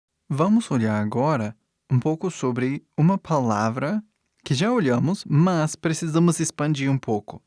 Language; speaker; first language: Portuguese; non-native, fluent; English